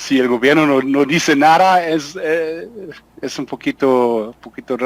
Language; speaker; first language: Spanish; non-native, fluent; German